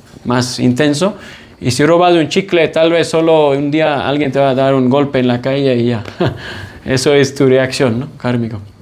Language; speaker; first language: Spanish; non-native, fluent; English